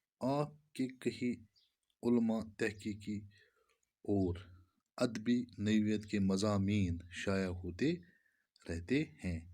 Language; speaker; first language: Urdu; non-native, local second language; Kashmiri